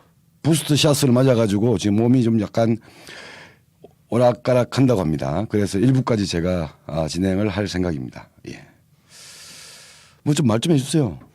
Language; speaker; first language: Korean; native; Korean